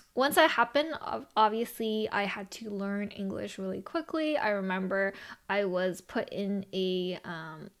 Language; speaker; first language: English; early bilingual, other home language; Chinese